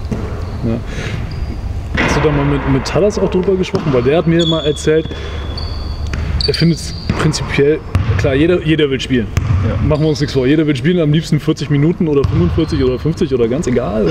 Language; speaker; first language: German; native; German